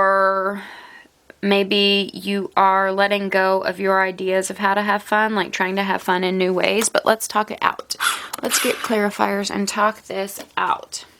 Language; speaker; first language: English; native; English